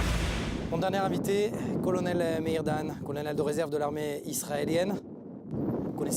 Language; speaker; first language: French; native; French